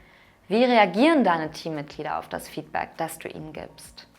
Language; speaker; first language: German; native; German